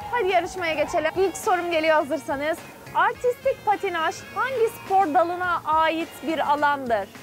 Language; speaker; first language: Turkish; native; Turkish